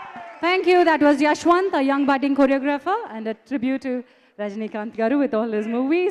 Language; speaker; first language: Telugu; native; Telugu